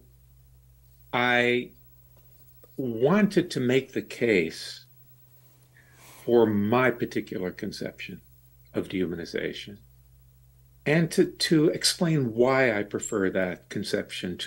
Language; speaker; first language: English; native; English